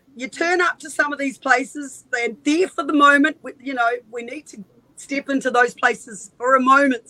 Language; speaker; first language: English; native; English